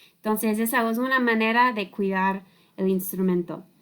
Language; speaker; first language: Spanish; non-native, learner; English